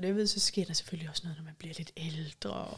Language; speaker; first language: Danish; native; Danish